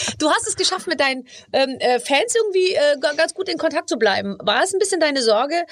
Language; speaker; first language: German; native; German